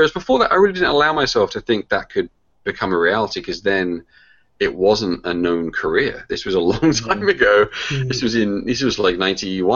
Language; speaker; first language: English; native; English